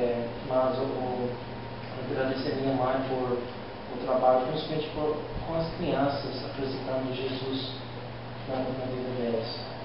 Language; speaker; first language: Portuguese; non-native, learner; English